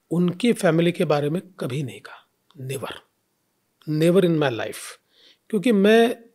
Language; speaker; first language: Hindi; non-native, local second language; Marathi